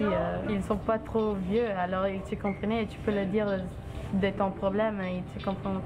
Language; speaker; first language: French; non-native, learner; English